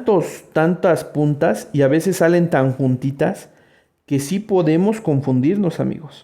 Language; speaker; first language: Spanish; native; Spanish